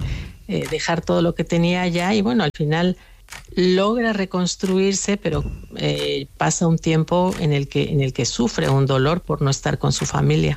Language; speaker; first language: Spanish; native; Spanish